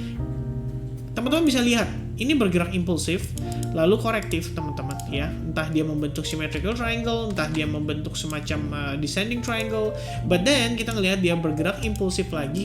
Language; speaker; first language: Indonesian; native; Indonesian